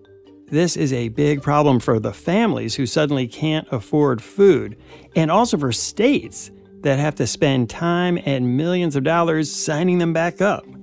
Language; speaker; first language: English; native; English